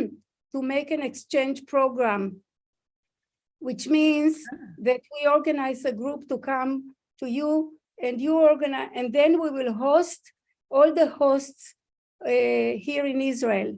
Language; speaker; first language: English; non-native, fluent; Hebrew